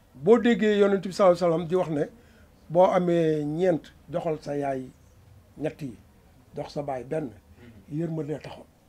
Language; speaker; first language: Wolof; native; Wolof